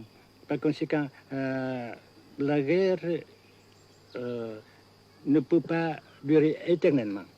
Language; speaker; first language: French; non-native, fluent; Vietnamese